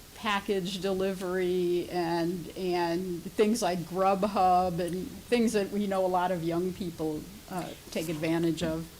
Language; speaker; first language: English; native; English